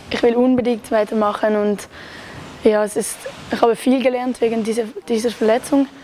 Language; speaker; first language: German; non-native, local second language; French